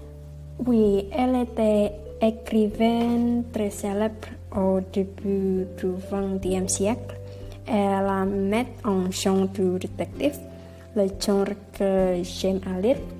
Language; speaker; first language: French; non-native, learner; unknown